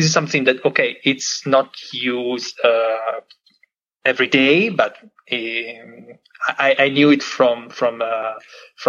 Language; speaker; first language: English; non-native, fluent; Italian